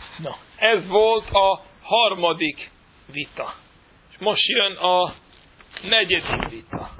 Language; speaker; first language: Hungarian; non-native, fluent; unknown